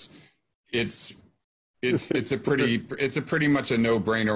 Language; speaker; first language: English; native; English